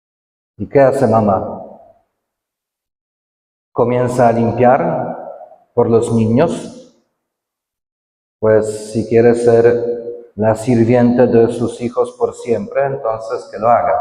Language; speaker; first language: Spanish; non-native, fluent; Polish